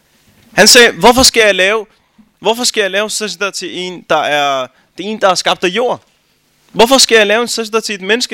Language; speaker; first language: Danish; early bilingual, other home language; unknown